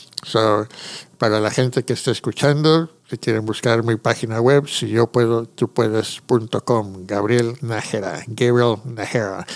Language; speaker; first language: Spanish; early bilingual, heritage; Spanish